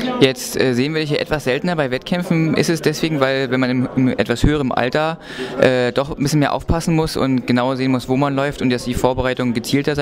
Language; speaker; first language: German; native; German